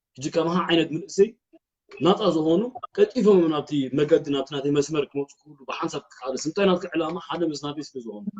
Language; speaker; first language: Tigrinya; early bilingual, heritage; Tigrinya